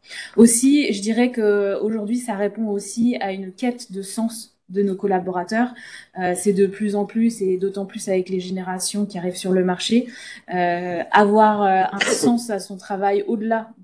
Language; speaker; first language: French; native; French